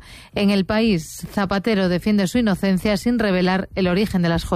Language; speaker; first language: Spanish; native; Spanish